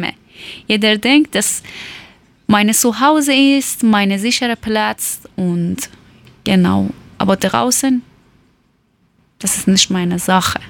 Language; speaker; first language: German; non-native, learner; Persian